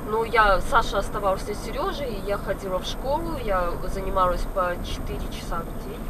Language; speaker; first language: Russian; native; Russian